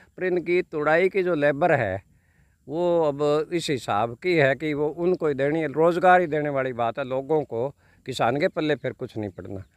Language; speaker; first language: Hindi; native; Hindi